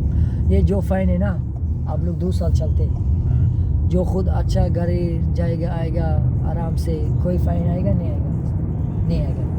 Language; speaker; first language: Hindi; non-native, learner; Tajik